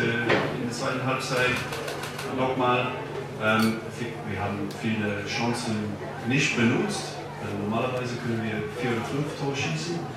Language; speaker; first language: German; non-native, learner; English